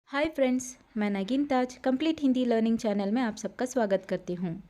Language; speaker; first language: Hindi; non-native, local second language; Kannada